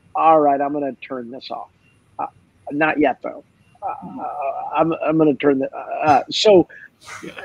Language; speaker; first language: English; native; English